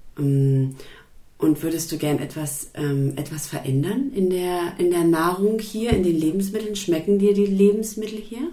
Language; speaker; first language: German; native; German